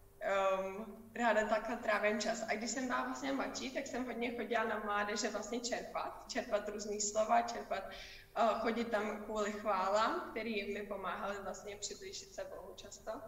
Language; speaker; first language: Czech; non-native, fluent; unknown